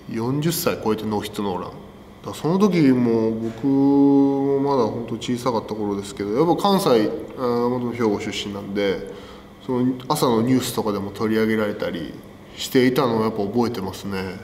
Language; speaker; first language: Japanese; native; Japanese